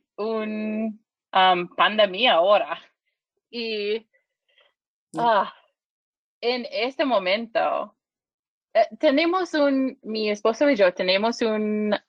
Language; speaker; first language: Spanish; non-native, learner; English